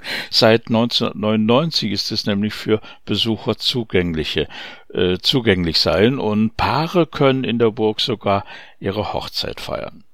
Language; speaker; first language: German; native; German